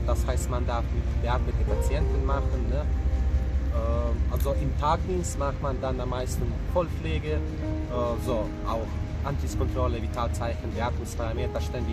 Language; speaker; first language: German; non-native, fluent; Serbian